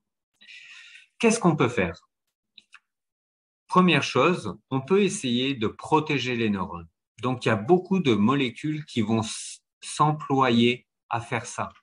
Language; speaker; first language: French; native; French